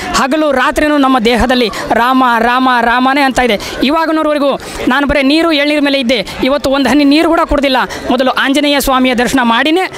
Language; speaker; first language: Kannada; non-native, local second language; Lambadi